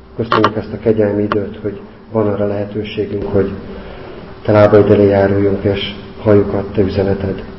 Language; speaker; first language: Hungarian; native; Hungarian